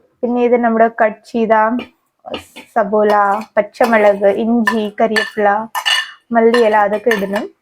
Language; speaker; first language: Malayalam; non-native, learner; Hindi